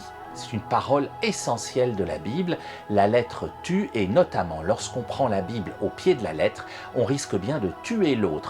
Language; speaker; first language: French; native; French